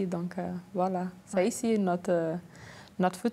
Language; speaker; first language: French; non-native, learner; Portuguese